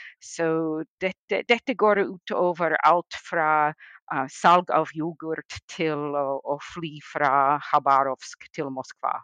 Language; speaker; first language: Norwegian; non-native, fluent; English